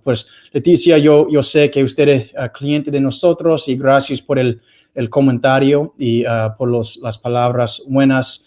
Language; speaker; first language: Spanish; non-native, fluent; English